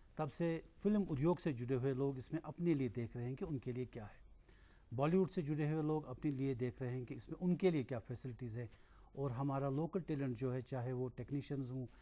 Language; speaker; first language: Hindi; non-native, local second language; Kashmiri